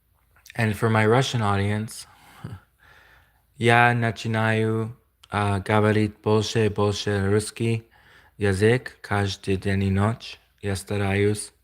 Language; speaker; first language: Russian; non-native, learner; English